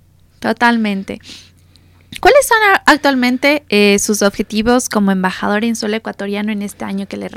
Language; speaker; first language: Spanish; native; Spanish